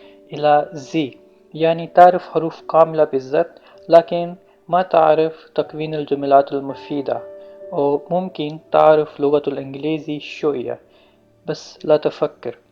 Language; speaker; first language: Arabic; non-native, learner; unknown